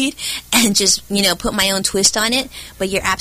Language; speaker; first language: English; early bilingual, other home language; Chinese